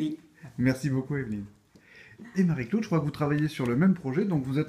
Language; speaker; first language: French; native; French